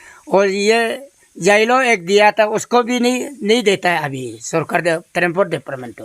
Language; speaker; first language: Hindi; non-native, local second language; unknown